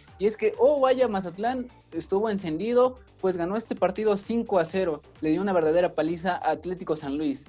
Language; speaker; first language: Spanish; native; Spanish